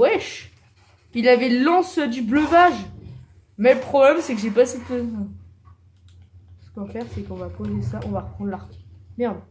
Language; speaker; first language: French; native; French